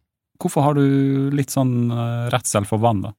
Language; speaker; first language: Norwegian; native; Norwegian